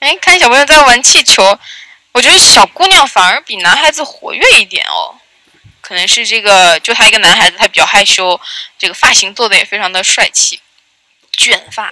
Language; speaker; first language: Chinese; native; Chinese